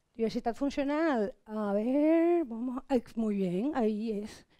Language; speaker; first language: Spanish; non-native, local second language; Catalan